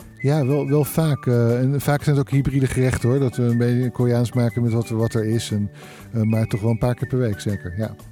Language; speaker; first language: Dutch; native; Dutch